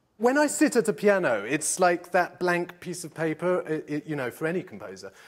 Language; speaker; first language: English; native; English